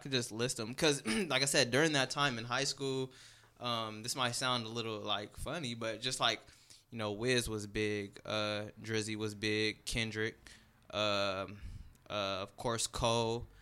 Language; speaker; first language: English; native; English